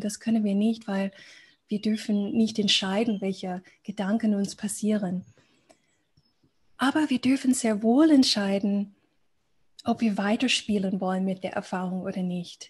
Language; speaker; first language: German; non-native, fluent; English